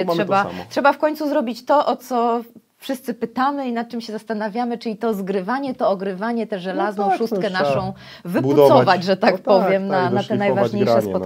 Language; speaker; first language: Polish; native; Polish